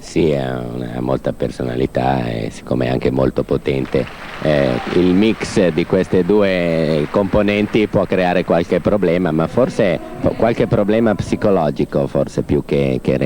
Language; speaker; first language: Italian; native; Italian